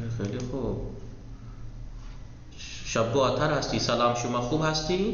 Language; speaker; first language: Persian; non-native, fluent; Urdu